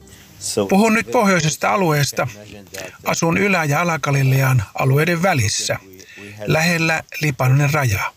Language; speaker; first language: Finnish; native; Finnish